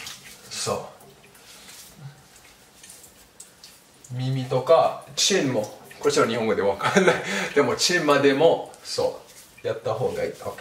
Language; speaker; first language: Japanese; non-native, fluent; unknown